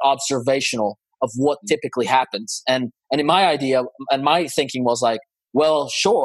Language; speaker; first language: English; non-native, fluent; Polish